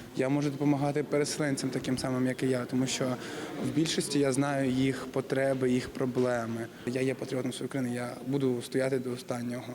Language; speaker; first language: Ukrainian; non-native, local second language; Russian